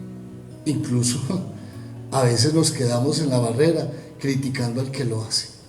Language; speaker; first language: Spanish; native; Spanish